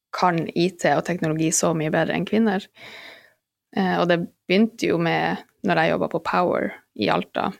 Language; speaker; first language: Norwegian; native; Norwegian